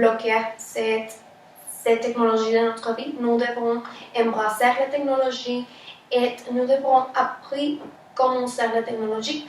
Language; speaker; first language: French; non-native, learner; Spanish